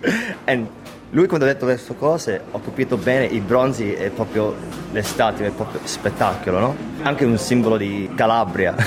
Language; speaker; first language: Italian; early bilingual, heritage; English